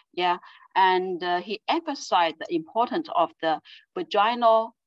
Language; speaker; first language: English; non-native, fluent; Chinese